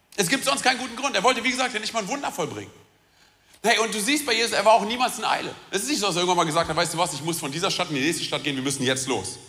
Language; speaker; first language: German; early bilingual, other home language; Romanian